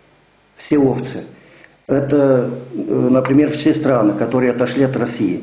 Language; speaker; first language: Russian; non-native, local second language; Romanian